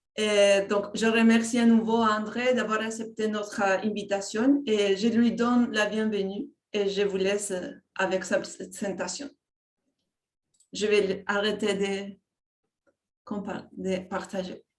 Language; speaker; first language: French; non-native, fluent; Spanish